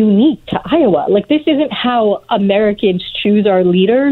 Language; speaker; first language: English; native; English